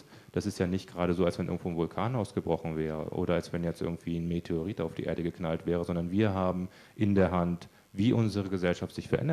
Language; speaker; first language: German; native; German